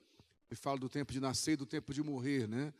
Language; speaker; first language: Portuguese; native; Portuguese